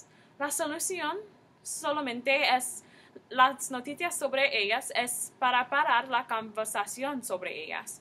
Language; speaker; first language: Spanish; non-native, learner; English